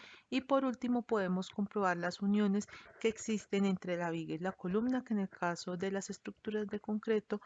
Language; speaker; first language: Spanish; native; Spanish